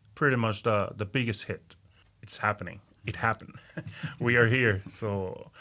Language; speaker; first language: English; non-native, fluent; Spanish